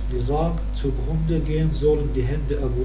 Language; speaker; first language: German; non-native, learner; Arabic